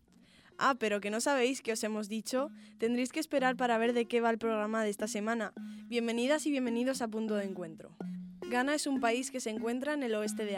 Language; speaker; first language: Spanish; native; Spanish